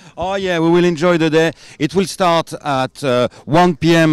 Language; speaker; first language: English; non-native, fluent; French